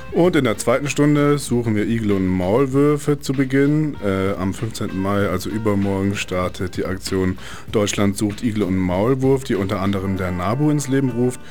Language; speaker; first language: German; native; German